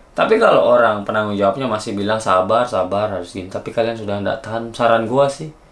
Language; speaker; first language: Indonesian; native; Indonesian